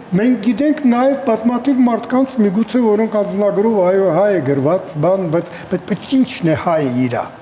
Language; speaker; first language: Armenian; native; Armenian